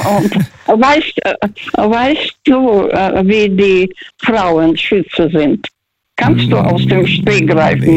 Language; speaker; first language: German; early bilingual, heritage; Russian